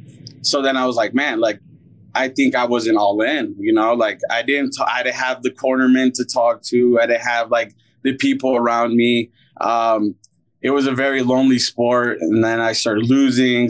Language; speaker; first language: English; native; English